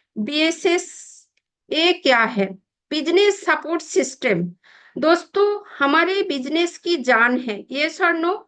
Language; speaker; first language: Hindi; non-native, local second language; Bangla